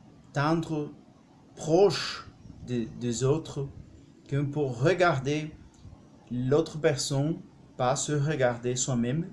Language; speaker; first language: French; non-native, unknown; Spanish